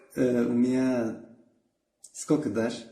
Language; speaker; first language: Russian; non-native, local second language; Tajik